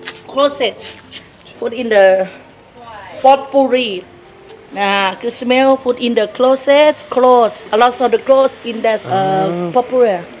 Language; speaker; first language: English; non-native, learner; Thai